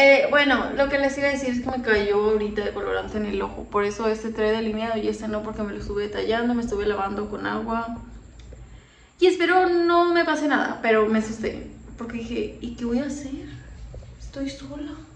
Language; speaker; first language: Spanish; native; Spanish